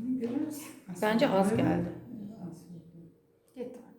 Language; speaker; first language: Turkish; non-native, learner; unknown